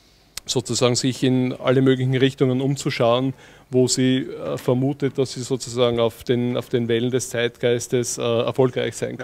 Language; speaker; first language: German; native; German